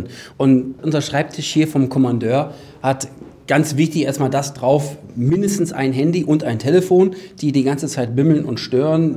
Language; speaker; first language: German; native; German